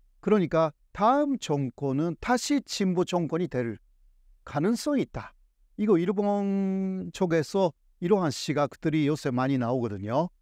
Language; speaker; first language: Korean; non-native, fluent; Japanese